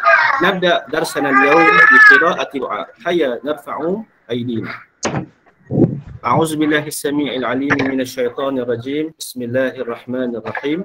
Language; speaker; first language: Arabic; non-native, fluent; Malay